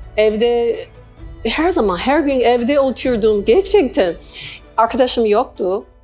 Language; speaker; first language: Turkish; non-native, learner; Chinese